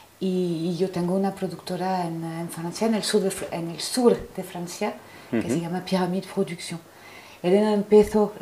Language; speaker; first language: Spanish; non-native, fluent; French